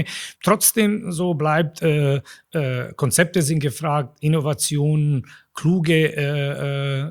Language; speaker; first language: German; non-native, fluent; Bosnian